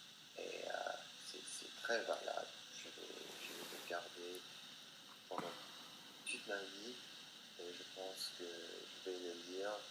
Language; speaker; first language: French; non-native, learner; English